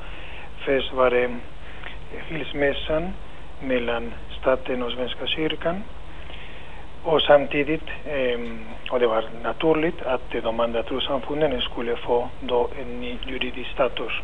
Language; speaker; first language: Swedish; non-native, fluent; Spanish